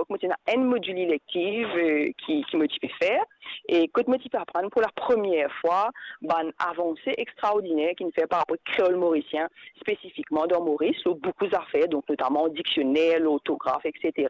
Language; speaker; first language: French; non-native, local second language; Morisyen